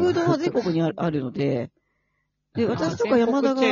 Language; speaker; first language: Japanese; native; Japanese